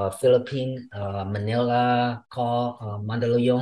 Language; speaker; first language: English; non-native, fluent; Vietnamese